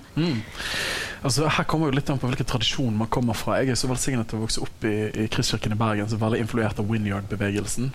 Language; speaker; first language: Norwegian; native; Norwegian